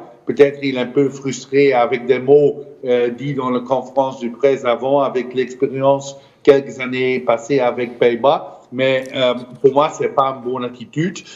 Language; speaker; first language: French; non-native, fluent; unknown